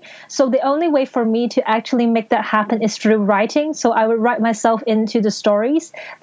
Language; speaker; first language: English; non-native, local second language; Cantonese